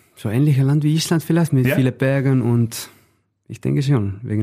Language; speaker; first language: German; non-native, fluent; Icelandic